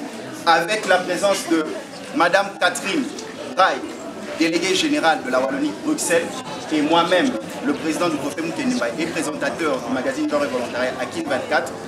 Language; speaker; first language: French; non-native, local second language; Lingala